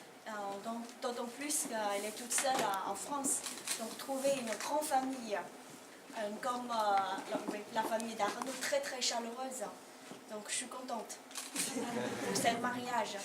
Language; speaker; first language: French; non-native, learner; Chinese